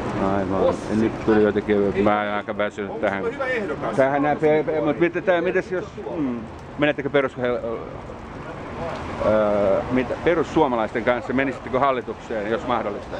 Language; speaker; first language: Finnish; early bilingual, heritage; Finnish